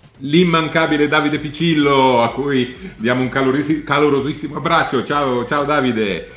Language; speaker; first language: Italian; native; Italian